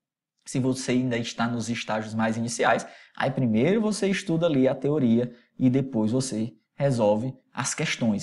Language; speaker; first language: Portuguese; native; Portuguese